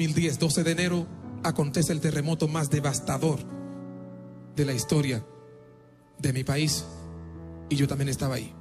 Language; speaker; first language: Spanish; non-native, fluent; Haitian Creole